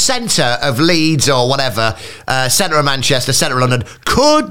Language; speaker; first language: English; native; English